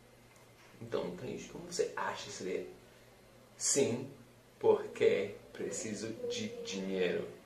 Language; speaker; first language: Portuguese; non-native, fluent; English